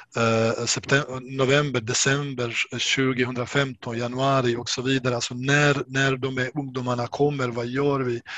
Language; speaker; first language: Swedish; non-native, fluent; Bosnian